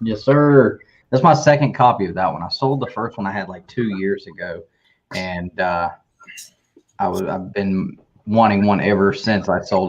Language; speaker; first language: English; native; English